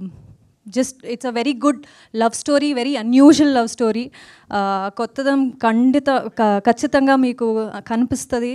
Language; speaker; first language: Telugu; non-native, learner; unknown